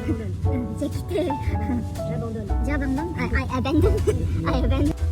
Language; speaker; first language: French; non-native, learner; Korean